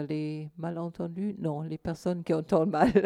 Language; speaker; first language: French; non-native, fluent; German